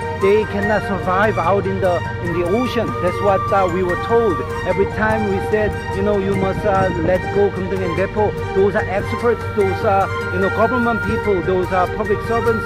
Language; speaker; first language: English; non-native, fluent; Korean